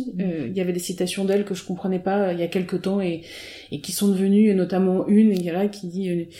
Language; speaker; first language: French; native; French